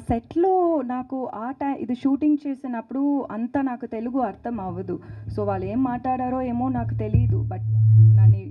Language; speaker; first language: Telugu; non-native, learner; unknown